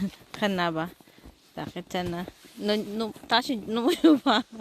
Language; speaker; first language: Korean; non-native, fluent; Filipino